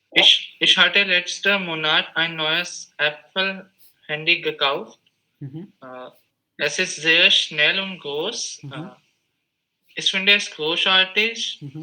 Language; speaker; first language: German; non-native, learner; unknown